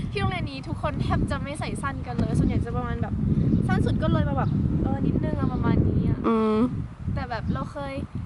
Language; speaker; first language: Thai; native; Thai